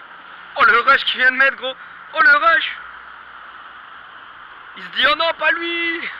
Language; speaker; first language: French; native; French